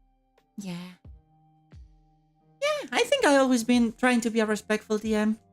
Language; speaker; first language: English; non-native, fluent; Spanish